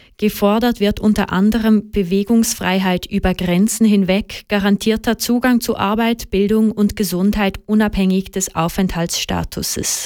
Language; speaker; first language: German; native; German